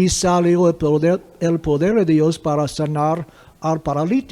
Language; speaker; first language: Spanish; non-native, fluent; English